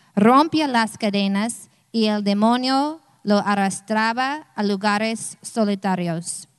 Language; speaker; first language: Spanish; non-native, fluent; English